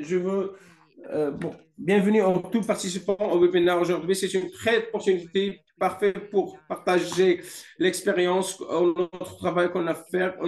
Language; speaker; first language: French; non-native, fluent; English